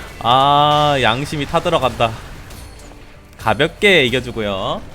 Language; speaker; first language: Korean; native; Korean